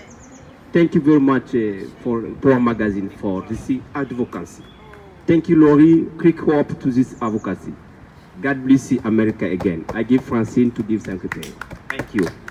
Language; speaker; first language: English; non-native, local second language; French